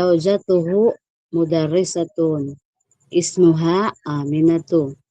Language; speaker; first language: Arabic; non-native, learner; Filipino